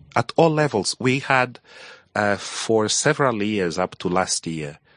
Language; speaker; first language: English; non-native, fluent; Portuguese